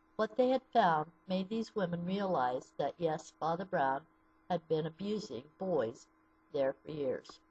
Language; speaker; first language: English; native; English